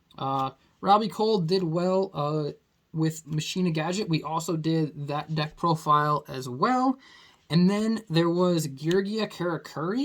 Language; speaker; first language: English; native; English